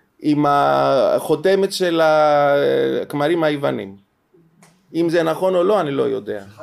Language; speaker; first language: Hebrew; non-native, fluent; Greek